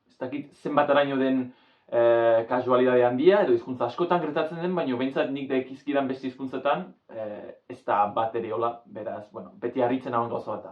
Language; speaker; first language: Basque; non-native, fluent; English